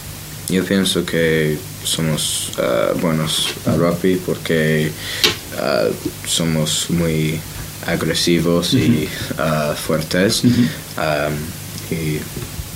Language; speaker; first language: Spanish; non-native, learner; English